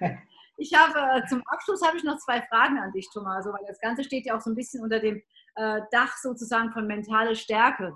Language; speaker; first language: German; native; German